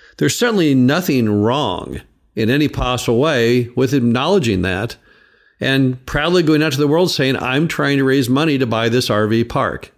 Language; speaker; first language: English; native; English